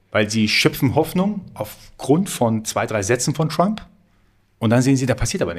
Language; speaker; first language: German; early bilingual, other home language; Persian